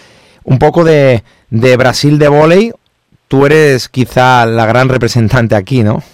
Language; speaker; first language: Spanish; native; Spanish